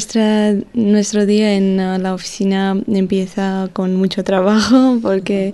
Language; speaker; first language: Spanish; non-native, learner; Georgian